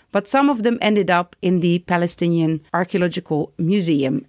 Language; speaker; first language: English; non-native, fluent; Dutch